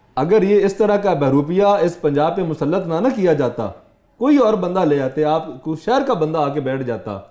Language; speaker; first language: Urdu; non-native, local second language; Punjabi